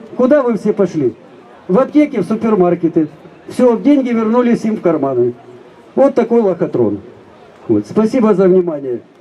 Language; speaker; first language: Russian; native; Russian